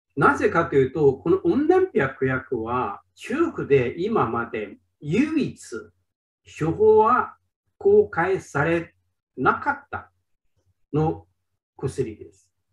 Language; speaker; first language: Japanese; non-native, fluent; Chinese